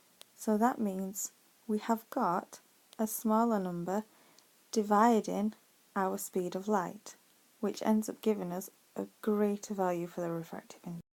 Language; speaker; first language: English; native; English